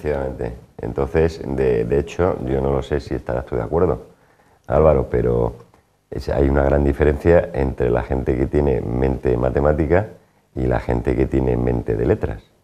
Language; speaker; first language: Spanish; native; Spanish